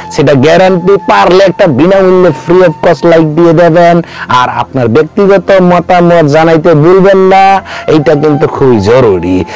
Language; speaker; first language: Bangla; non-native, local second language; Kok Borok